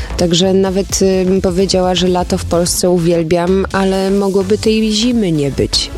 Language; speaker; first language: Polish; early bilingual, heritage; Polish